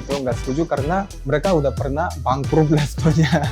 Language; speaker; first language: Indonesian; early bilingual, other home language; Korean